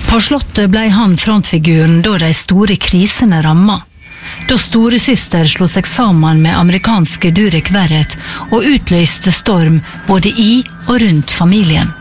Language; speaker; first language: Norwegian; native; Norwegian